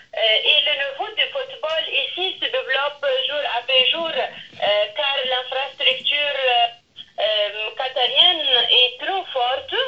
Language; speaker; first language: French; non-native, local second language; Arabic